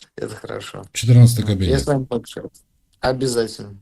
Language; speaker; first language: Russian; native; Russian